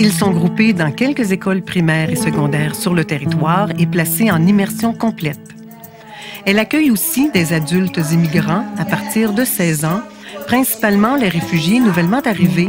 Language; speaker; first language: French; native; French